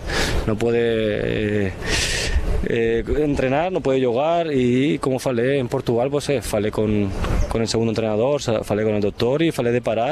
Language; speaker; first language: Portuguese; non-native, fluent; Spanish